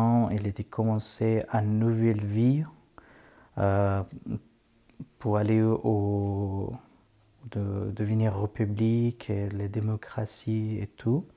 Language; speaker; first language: French; non-native, fluent; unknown